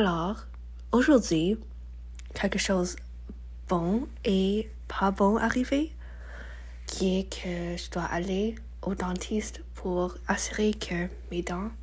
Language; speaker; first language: French; non-native, learner; English